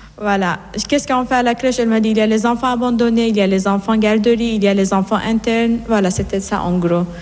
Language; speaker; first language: French; non-native, fluent; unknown